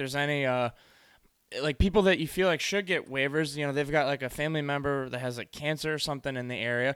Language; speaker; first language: English; native; English